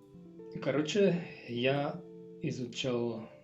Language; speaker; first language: Russian; non-native, learner; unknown